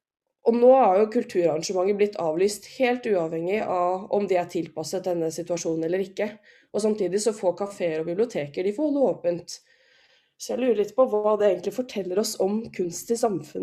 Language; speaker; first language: Norwegian; native; Norwegian